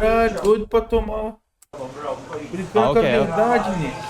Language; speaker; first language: Portuguese; native; Portuguese